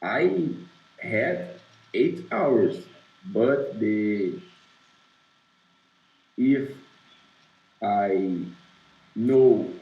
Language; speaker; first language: English; non-native, learner; Portuguese